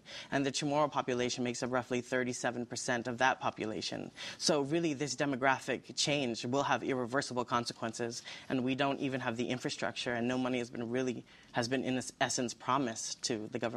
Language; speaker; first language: English; native; English